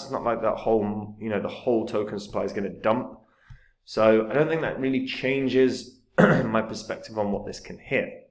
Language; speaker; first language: English; native; English